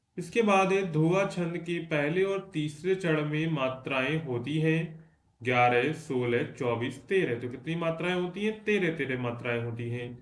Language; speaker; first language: Hindi; native; Hindi